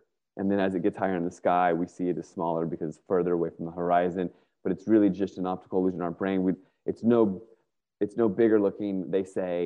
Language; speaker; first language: English; native; English